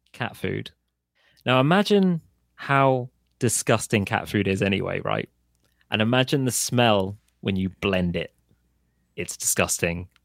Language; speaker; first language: English; native; English